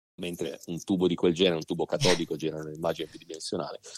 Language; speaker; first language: Italian; native; Italian